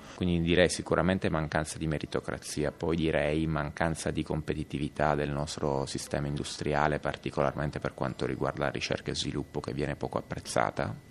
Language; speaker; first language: Italian; native; Italian